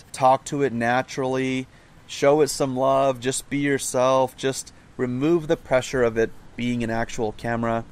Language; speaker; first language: English; native; English